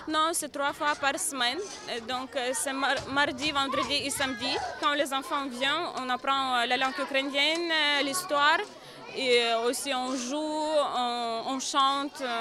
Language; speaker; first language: French; non-native, learner; Ukrainian